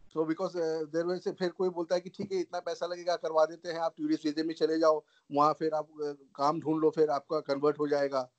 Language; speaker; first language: Hindi; non-native, local second language; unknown